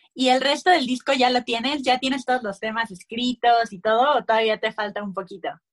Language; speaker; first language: Spanish; native; Spanish